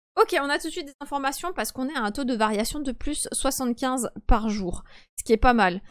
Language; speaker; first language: French; early bilingual, other home language; Polish